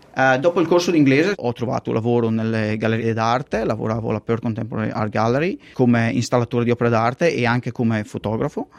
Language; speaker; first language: Italian; native; Italian